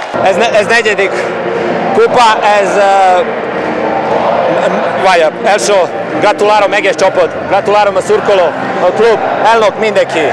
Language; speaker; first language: Hungarian; non-native, learner; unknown